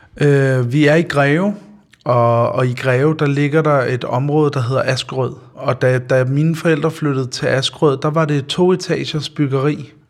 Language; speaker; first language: Danish; early bilingual, other home language; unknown